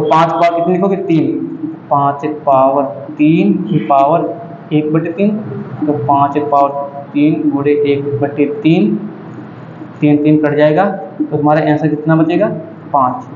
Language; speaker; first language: Hindi; native; Hindi